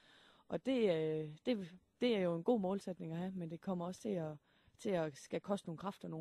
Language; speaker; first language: Danish; native; Danish